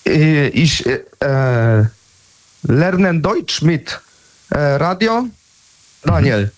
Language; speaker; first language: German; non-native, learner; Polish